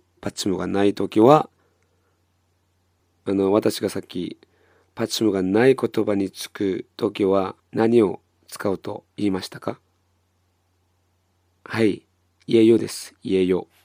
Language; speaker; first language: Japanese; non-native, fluent; Korean